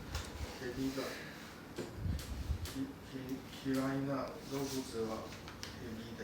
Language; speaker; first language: Japanese; non-native, learner; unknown